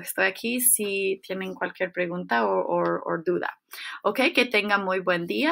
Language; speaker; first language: Spanish; non-native, fluent; English